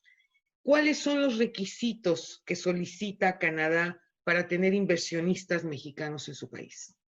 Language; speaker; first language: Spanish; native; Spanish